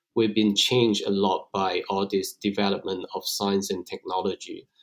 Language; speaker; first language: English; non-native, fluent; Chinese